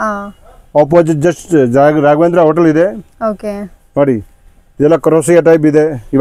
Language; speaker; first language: Kannada; non-native, local second language; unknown